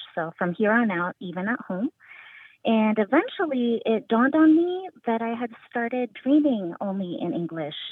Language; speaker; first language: English; early bilingual, other home language; Filipino